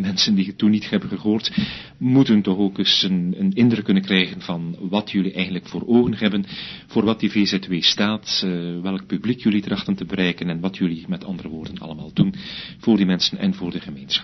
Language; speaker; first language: Dutch; native; Dutch